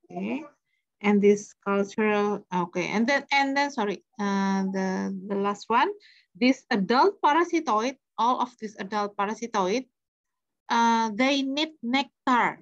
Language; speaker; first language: English; non-native, fluent; Indonesian